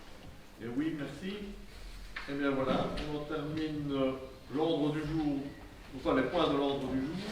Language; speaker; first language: French; native; French